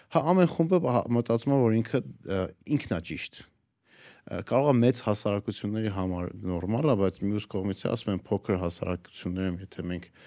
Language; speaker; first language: Armenian; native; Armenian